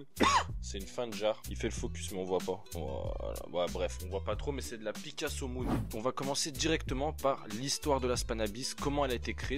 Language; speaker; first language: French; native; French